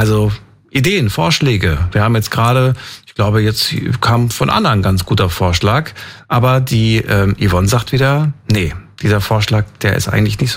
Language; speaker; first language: German; native; German